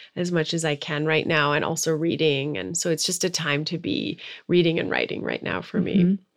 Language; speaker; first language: English; native; English